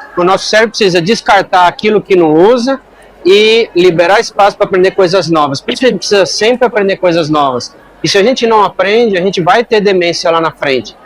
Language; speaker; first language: Portuguese; native; Portuguese